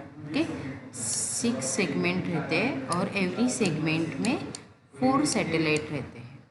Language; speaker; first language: Hindi; non-native, local second language; Marathi